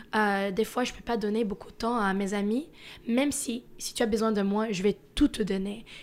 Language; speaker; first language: French; early bilingual, other home language; Russian